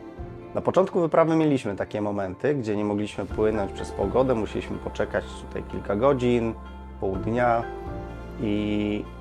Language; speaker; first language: Polish; native; Polish